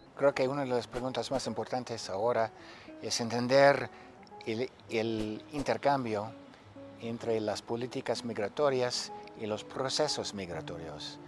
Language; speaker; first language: Spanish; non-native, fluent; English